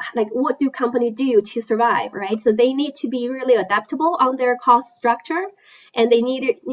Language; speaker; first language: English; non-native, fluent; Chinese